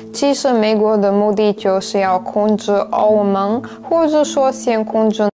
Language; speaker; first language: Chinese; non-native, fluent; Slovak